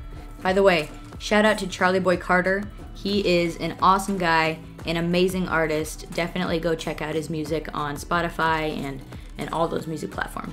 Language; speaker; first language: English; native; English